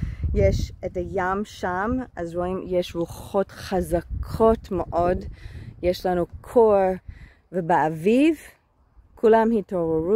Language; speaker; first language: Hebrew; non-native, fluent; English